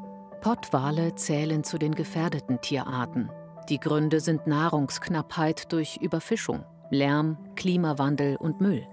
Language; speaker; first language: German; native; German